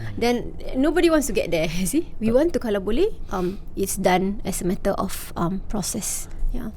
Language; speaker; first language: English; non-native, local second language; Malay